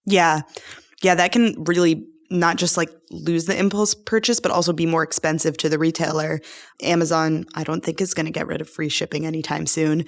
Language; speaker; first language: English; native; English